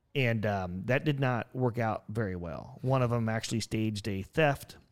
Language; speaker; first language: English; native; English